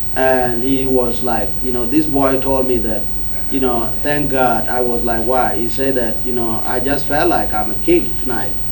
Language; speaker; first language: English; early bilingual, other home language; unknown